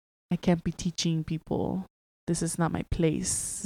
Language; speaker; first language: English; early bilingual, other home language; Spanish